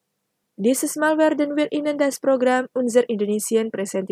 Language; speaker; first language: German; non-native, fluent; Indonesian